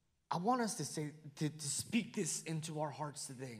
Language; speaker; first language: English; non-native, fluent; Spanish